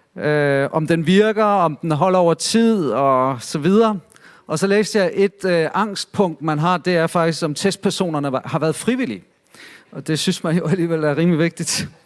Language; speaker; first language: Danish; native; Danish